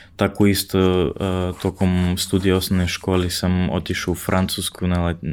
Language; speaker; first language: Serbian; non-native, fluent; English